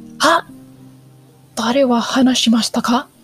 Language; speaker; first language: Japanese; non-native, learner; English